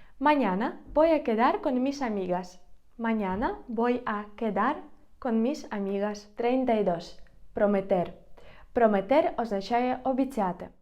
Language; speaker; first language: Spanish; non-native, fluent; Ukrainian